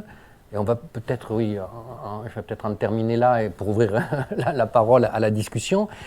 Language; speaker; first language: French; native; French